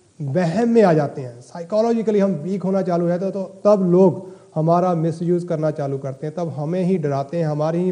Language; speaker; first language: Hindi; native; Hindi